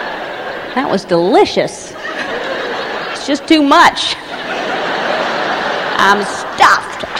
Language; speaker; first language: English; native; English